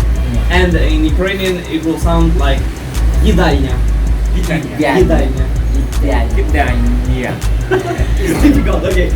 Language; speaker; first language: English; non-native, learner; Russian